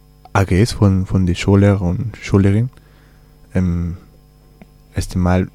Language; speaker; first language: German; non-native, learner; Spanish